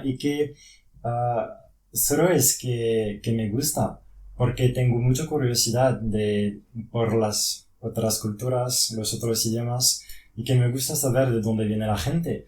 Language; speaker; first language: Spanish; non-native, fluent; French